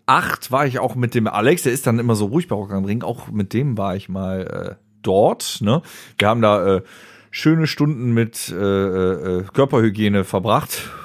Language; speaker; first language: German; native; German